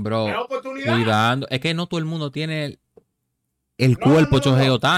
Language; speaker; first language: Spanish; native; Spanish